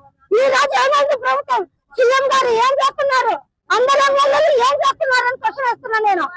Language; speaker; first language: Telugu; native; Telugu